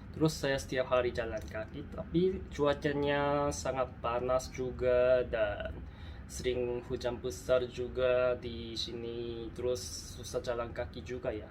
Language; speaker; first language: Indonesian; non-native, learner; Korean